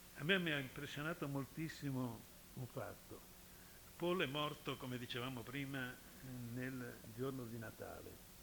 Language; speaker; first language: Italian; native; Italian